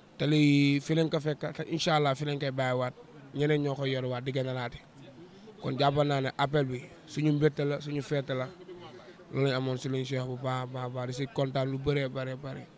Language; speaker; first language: Wolof; native; Wolof